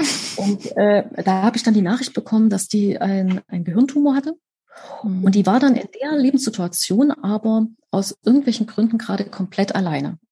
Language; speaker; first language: German; native; German